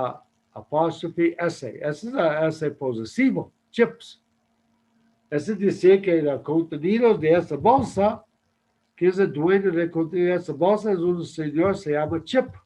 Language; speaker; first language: Spanish; non-native, learner; English